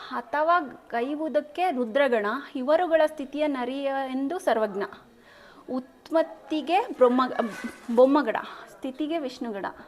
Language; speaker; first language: Kannada; native; Kannada